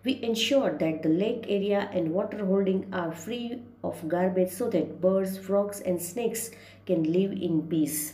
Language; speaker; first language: English; non-native, local second language; Gujarati